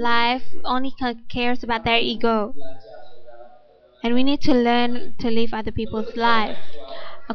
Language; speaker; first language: English; non-native, fluent; Indonesian